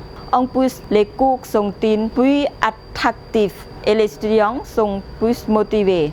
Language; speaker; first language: French; non-native, fluent; Lao